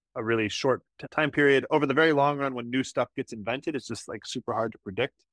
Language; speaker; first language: English; native; English